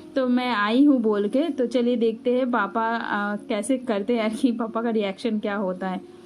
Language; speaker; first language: Hindi; non-native, local second language; Bangla